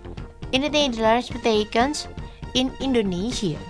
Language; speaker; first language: Dutch; non-native, fluent; Indonesian